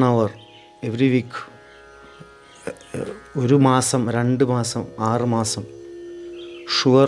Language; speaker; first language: Tamil; non-native, learner; Malayalam